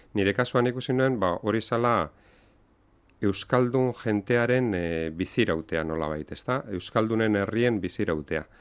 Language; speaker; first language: Basque; non-native, local second language; Spanish